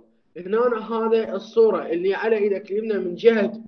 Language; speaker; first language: Arabic; native; Arabic